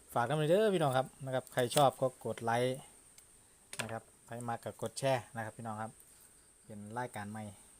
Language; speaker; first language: Thai; native; Thai